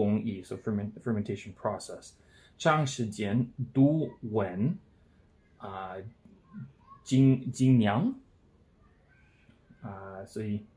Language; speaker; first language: Chinese; non-native, learner; English